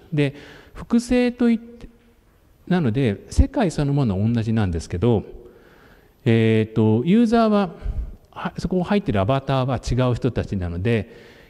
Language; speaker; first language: Japanese; native; Japanese